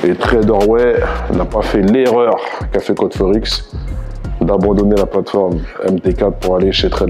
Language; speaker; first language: French; native; French